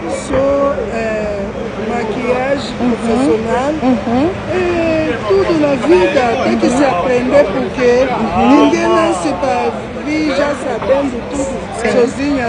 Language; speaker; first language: Portuguese; non-native, fluent; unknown